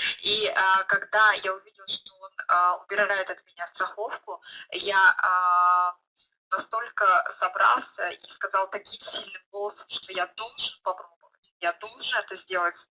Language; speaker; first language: Russian; native; Russian